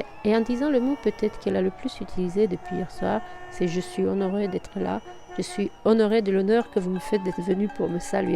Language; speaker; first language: French; native; French